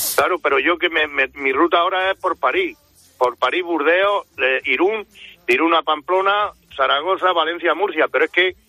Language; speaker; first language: Spanish; native; Spanish